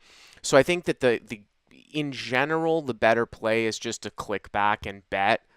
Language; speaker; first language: English; native; English